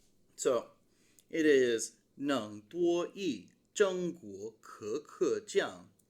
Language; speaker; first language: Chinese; non-native, learner; English